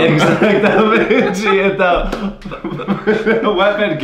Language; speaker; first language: Portuguese; non-native, learner; English